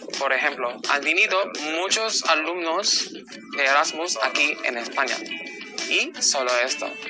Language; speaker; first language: Spanish; non-native, fluent; Filipino